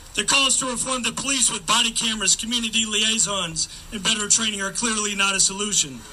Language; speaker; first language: English; native; English